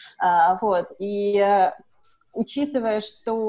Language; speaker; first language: Russian; native; Russian